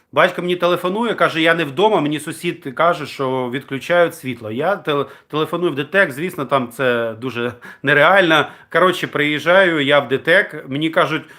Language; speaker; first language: Ukrainian; non-native, local second language; Russian